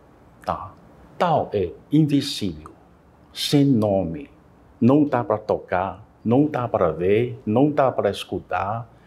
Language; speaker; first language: Portuguese; non-native, learner; Chinese